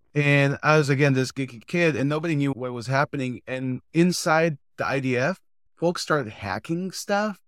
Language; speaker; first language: English; non-native, fluent; Hebrew